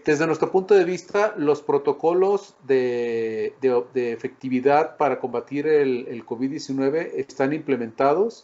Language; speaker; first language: Spanish; native; Spanish